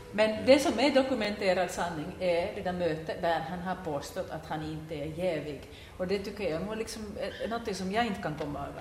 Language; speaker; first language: Swedish; native; Swedish